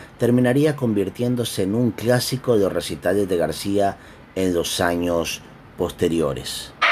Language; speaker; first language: Spanish; native; Spanish